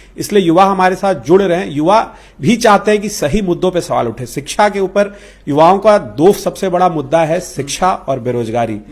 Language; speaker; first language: Hindi; native; Hindi